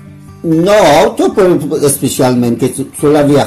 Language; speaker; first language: Spanish; non-native, learner; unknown